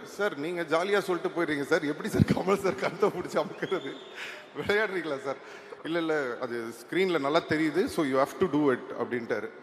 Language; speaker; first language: Tamil; native; Tamil